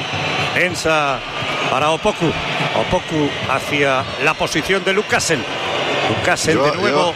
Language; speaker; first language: Spanish; native; Spanish